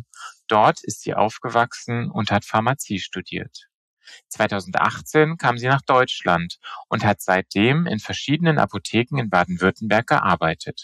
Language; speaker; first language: German; native; German